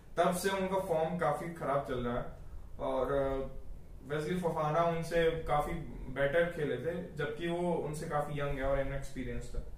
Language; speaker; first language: Hindi; native; Hindi